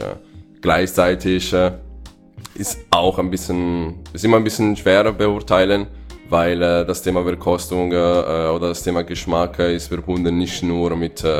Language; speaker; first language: German; non-native, fluent; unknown